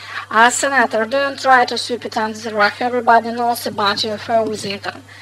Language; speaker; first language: English; non-native, fluent; Russian